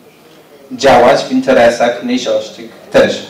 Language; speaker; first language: Polish; non-native, learner; English